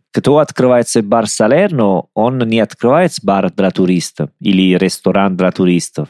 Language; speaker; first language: Russian; non-native, learner; Italian